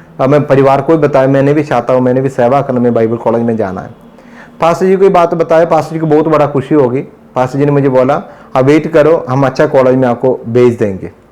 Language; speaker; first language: Hindi; non-native, local second language; Malayalam